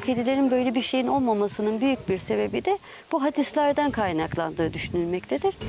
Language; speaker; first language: Turkish; native; Turkish